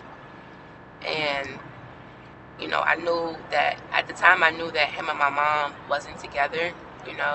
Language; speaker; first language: English; native; English